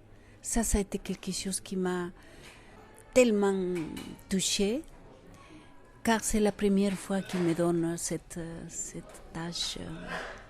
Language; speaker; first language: French; non-native, fluent; Quechua